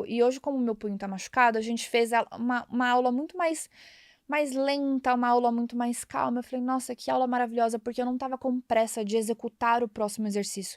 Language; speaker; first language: Portuguese; native; Portuguese